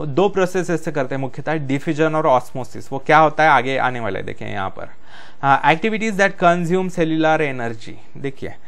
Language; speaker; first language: Hindi; non-native, local second language; Marathi